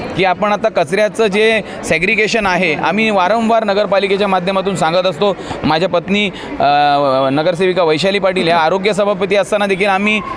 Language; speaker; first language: Marathi; native; Marathi